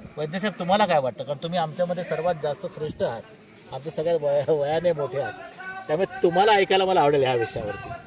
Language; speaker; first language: Marathi; native; Marathi